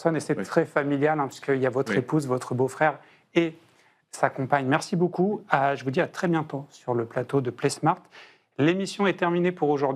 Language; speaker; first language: French; native; French